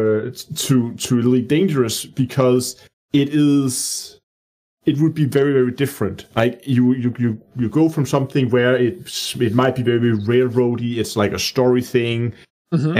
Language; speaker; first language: English; non-native, fluent; Danish